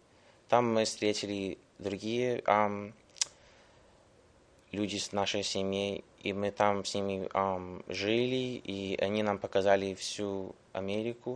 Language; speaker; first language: Russian; early bilingual, heritage; English